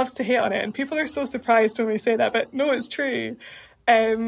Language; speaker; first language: English; native; English